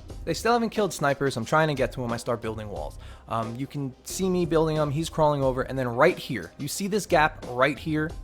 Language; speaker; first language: English; native; English